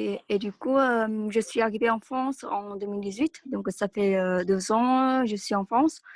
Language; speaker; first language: French; non-native, learner; Vietnamese